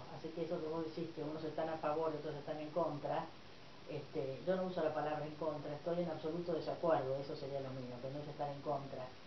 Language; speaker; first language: Spanish; native; Spanish